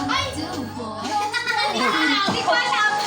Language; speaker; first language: Filipino; non-native, local second language; Cebuano